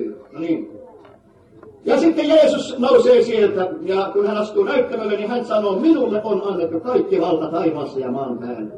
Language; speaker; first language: Finnish; native; Finnish